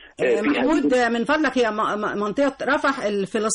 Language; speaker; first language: Arabic; native; Arabic